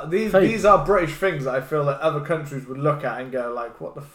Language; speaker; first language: English; native; English